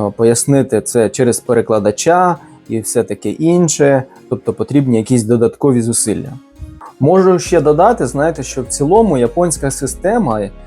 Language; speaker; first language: Ukrainian; native; Ukrainian